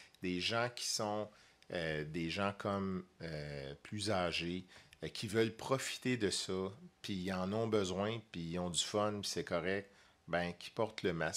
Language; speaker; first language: French; native; French